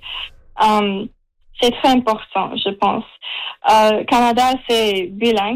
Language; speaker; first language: French; non-native, local second language; English